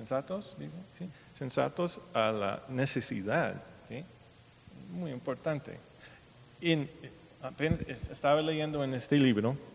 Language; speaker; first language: Spanish; non-native, fluent; English